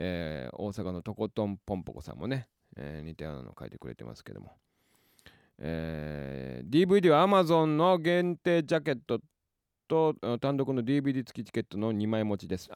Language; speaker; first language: Japanese; native; Japanese